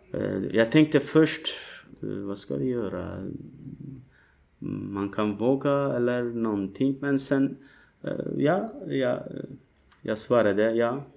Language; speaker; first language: Swedish; non-native, learner; Turkish